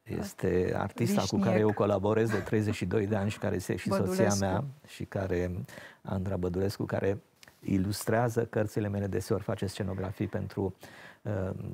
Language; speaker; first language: Romanian; native; Romanian